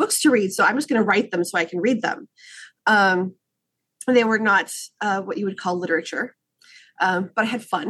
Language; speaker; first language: English; native; English